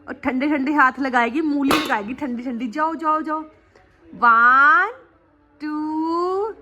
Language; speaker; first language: Hindi; non-native, local second language; Punjabi